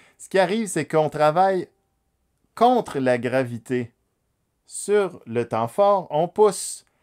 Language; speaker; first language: French; native; French